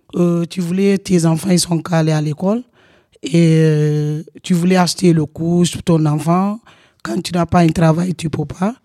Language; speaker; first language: French; non-native, local second language; Wolof